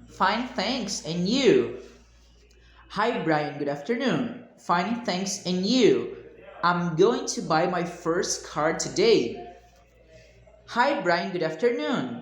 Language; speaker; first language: English; non-native, learner; Portuguese